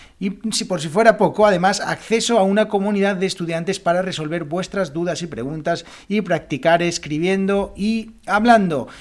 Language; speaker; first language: Spanish; native; Spanish